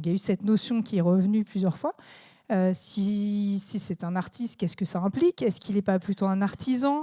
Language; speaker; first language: French; native; French